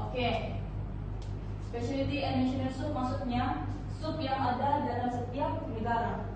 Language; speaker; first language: Malay; native; Malay